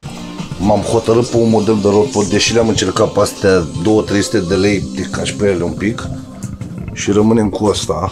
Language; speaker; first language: Romanian; native; Romanian